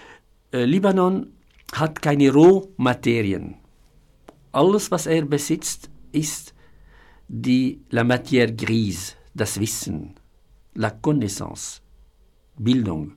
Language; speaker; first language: German; non-native, fluent; Arabic